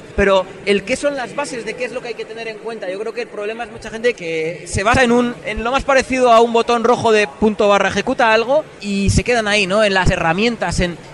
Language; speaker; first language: Spanish; native; Spanish